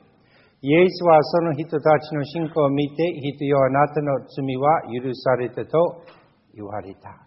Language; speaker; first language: Japanese; non-native, fluent; English